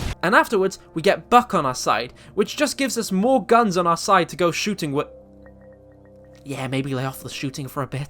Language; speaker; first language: English; native; English